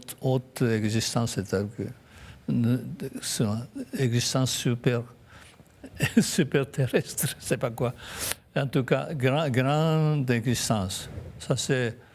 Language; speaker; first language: French; non-native, fluent; Japanese